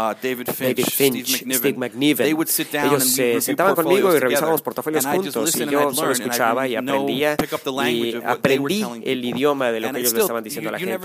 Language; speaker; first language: Spanish; native; Spanish